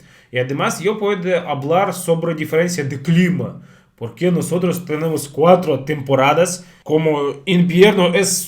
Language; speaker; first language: Spanish; non-native, fluent; Russian